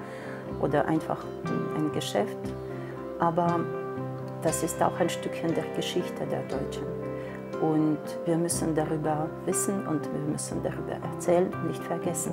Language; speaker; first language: German; non-native, fluent; Russian